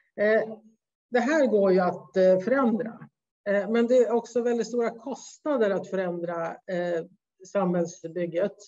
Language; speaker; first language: Swedish; native; Swedish